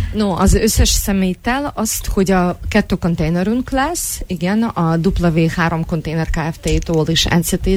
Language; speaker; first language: Hungarian; non-native, fluent; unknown